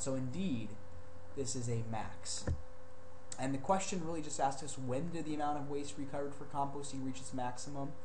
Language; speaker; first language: English; native; English